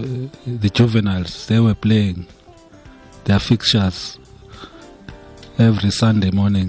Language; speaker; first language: English; non-native, local second language; Zulu